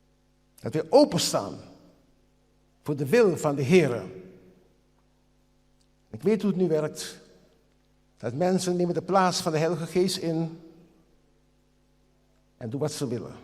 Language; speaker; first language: Dutch; non-native, local second language; Papiamento